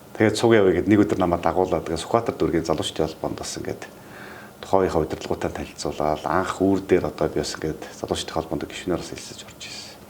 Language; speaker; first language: Mongolian; native; Mongolian